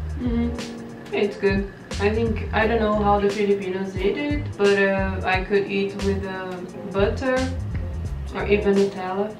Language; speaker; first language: English; non-native, fluent; Portuguese